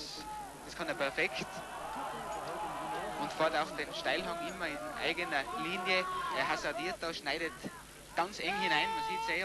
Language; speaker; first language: German; native; German